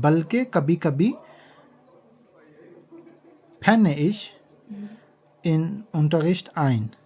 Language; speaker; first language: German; non-native, learner; Urdu